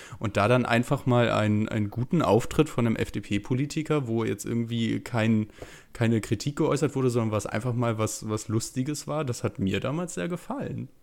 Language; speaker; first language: German; native; German